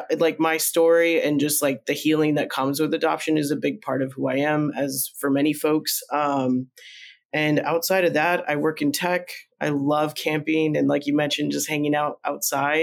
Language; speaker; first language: English; early bilingual, other home language; Spanish